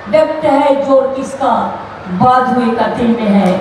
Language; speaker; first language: Hindi; non-native, local second language; Bangla